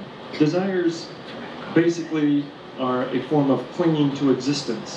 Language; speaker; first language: English; native; English